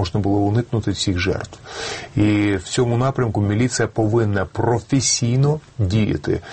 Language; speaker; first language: Ukrainian; non-native, local second language; Russian